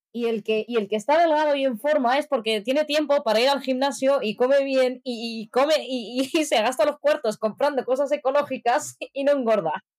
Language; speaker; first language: Spanish; native; Spanish